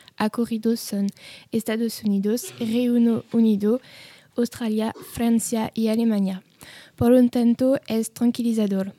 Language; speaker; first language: Spanish; non-native, learner; French